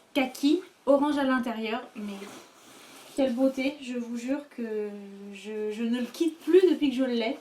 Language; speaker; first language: French; native; French